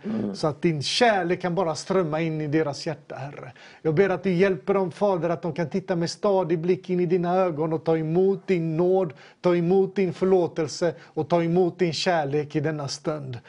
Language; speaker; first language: Swedish; native; Swedish